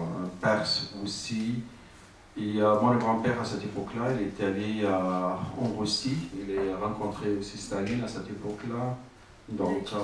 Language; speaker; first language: French; non-native, learner; Arabic